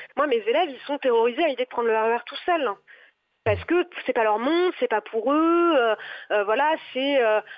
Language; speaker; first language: French; native; French